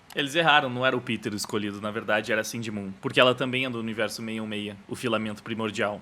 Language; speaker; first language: Portuguese; native; Portuguese